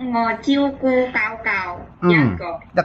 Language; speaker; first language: Cantonese; non-native, learner; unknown